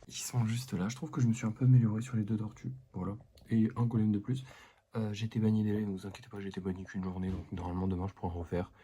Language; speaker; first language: French; native; French